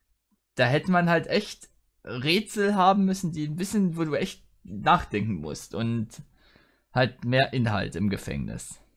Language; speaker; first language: German; native; German